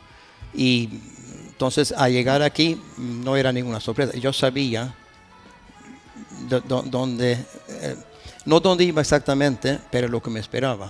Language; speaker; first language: Spanish; non-native, fluent; Swedish